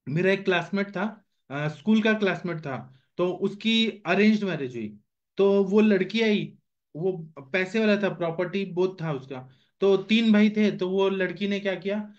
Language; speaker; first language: Hindi; non-native, local second language; Marathi